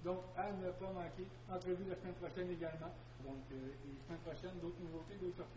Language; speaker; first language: French; native; French